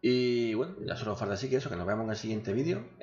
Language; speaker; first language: Spanish; native; Spanish